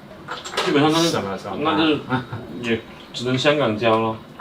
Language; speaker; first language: Chinese; native; Chinese